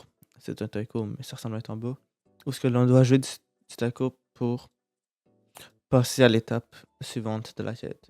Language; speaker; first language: French; native; French